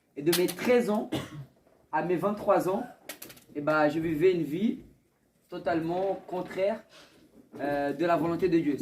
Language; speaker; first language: French; early bilingual, other home language; Portuguese